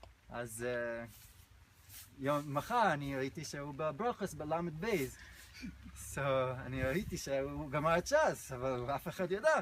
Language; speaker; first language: Hebrew; non-native, fluent; English